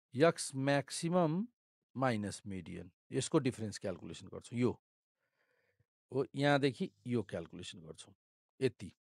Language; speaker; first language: Nepali; non-native, local second language; Maithili